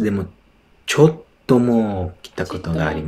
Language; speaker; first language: Japanese; non-native, learner; English